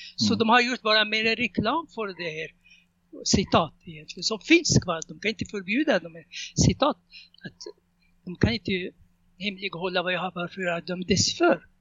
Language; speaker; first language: Swedish; non-native, fluent; Arabic